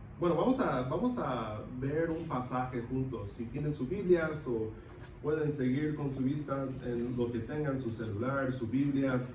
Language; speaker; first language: Spanish; non-native, local second language; English